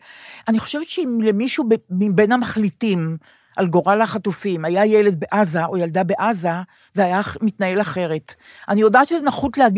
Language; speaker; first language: Hebrew; native; Hebrew